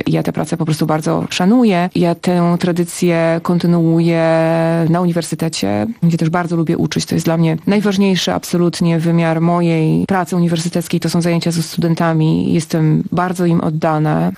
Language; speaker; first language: Polish; native; Polish